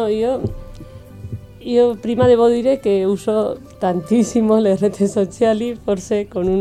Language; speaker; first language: Italian; non-native, fluent; Spanish